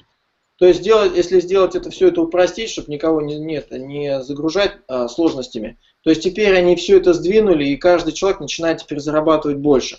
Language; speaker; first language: Russian; native; Russian